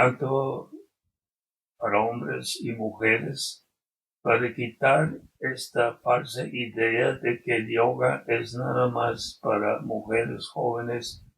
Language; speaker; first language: Spanish; non-native, fluent; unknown